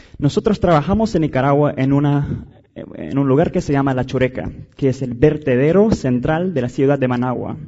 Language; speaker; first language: Spanish; non-native, fluent; English